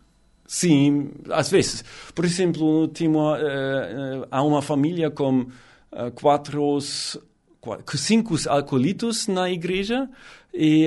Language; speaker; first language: Portuguese; non-native, learner; German